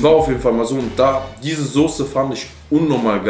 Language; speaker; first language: German; native; German